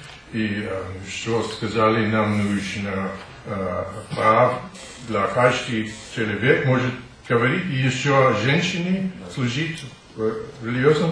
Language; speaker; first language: Russian; non-native, learner; English